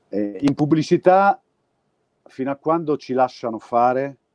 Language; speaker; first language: Italian; native; Italian